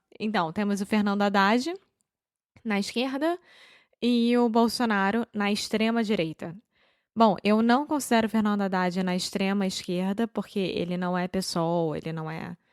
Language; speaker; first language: Portuguese; native; Portuguese